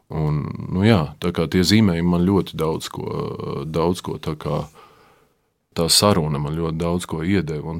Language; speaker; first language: Latvian; native; Latvian